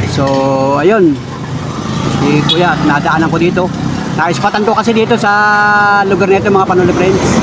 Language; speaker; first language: Filipino; native; Filipino